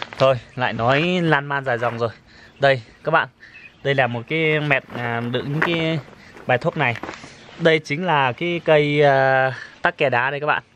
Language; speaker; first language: Vietnamese; non-native, local second language; Iu Mien